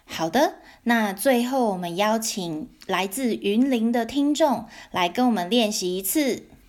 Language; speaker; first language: Chinese; native; Chinese